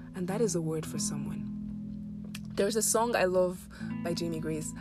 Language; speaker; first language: English; non-native, local second language; Yoruba